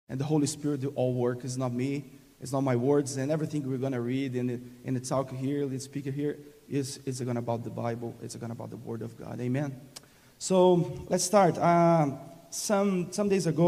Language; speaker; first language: English; non-native, learner; Portuguese